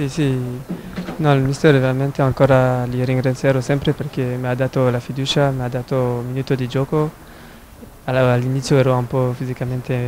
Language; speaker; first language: Italian; non-native, fluent; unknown